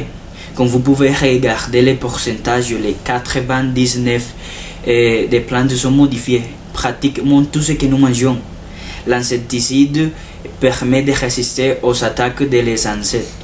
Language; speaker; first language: French; non-native, learner; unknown